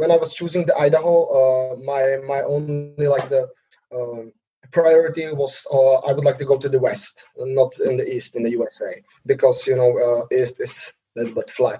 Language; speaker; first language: English; non-native, learner; Slovak